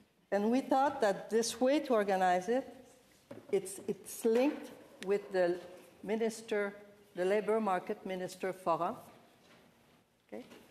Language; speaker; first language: English; non-native, fluent; French